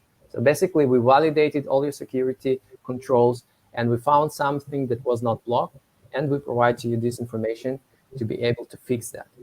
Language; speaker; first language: English; non-native, fluent; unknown